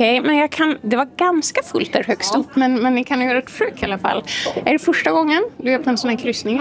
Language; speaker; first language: Swedish; native; Swedish